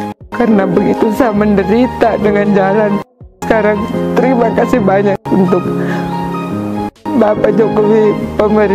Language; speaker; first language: Indonesian; non-native, local second language; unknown